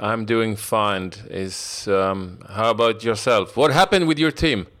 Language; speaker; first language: English; non-native, fluent; Swedish